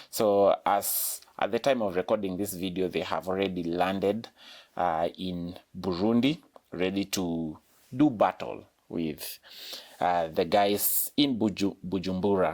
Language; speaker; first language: English; non-native, local second language; Swahili